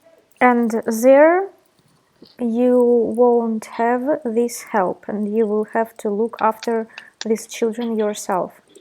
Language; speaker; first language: English; non-native, fluent; Russian